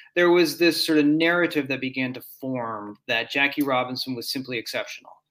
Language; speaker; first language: English; native; English